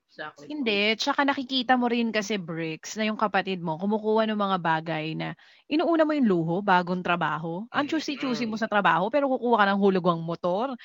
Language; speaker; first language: Filipino; native; Filipino